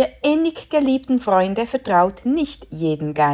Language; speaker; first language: German; native; German